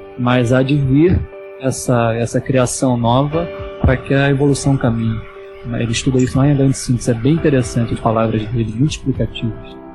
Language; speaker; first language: Portuguese; native; Portuguese